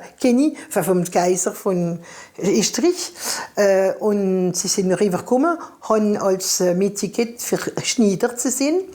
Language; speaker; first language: German; non-native, local second language; Swiss German